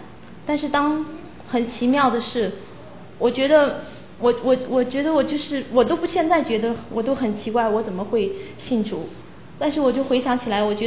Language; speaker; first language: Chinese; native; Chinese